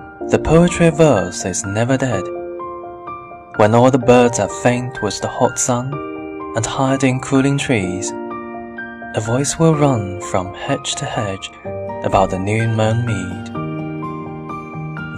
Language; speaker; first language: English; non-native, fluent; Chinese